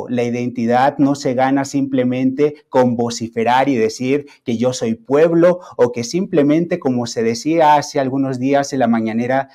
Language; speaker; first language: Spanish; native; Spanish